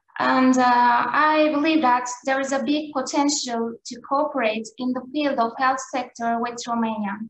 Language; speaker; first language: English; non-native, fluent; Turkish